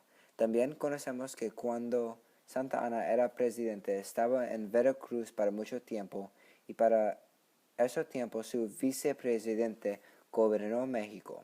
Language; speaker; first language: Spanish; non-native, learner; English